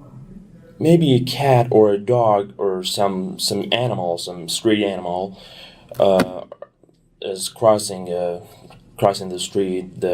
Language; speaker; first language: English; non-native, fluent; Persian